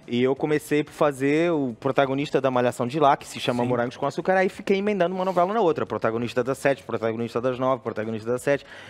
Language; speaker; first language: Portuguese; native; Portuguese